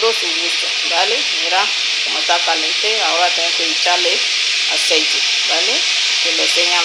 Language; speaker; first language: Spanish; non-native, learner; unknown